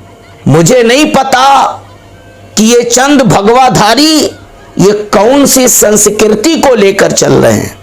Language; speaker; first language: Urdu; native; Urdu